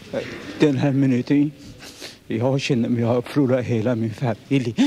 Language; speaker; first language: Swedish; non-native, learner; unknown